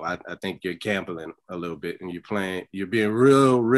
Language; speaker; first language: English; native; English